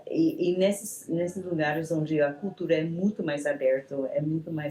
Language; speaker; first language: Portuguese; non-native, fluent; English